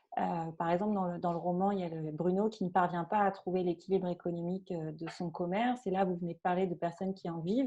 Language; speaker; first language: French; native; French